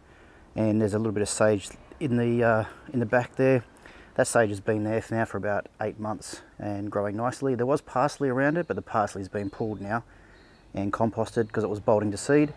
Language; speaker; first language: English; native; English